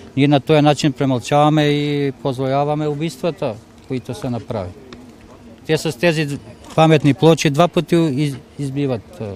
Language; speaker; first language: Bulgarian; native; Bulgarian